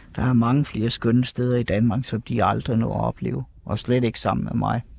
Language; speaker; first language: Danish; native; Danish